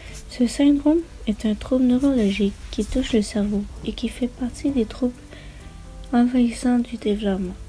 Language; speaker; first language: French; native; French